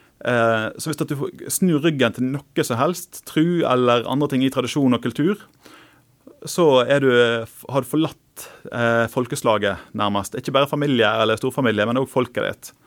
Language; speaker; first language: Norwegian; native; Norwegian